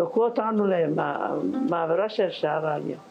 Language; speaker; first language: Hebrew; non-native, fluent; Persian